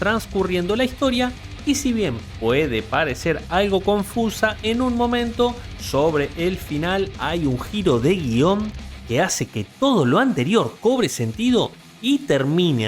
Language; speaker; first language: Spanish; native; Spanish